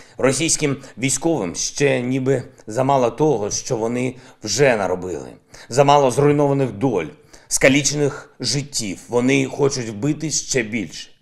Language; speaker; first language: Ukrainian; non-native, local second language; Russian